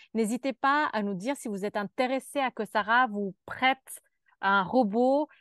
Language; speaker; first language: French; native; French